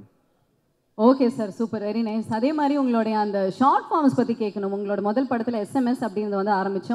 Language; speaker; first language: Tamil; native; Tamil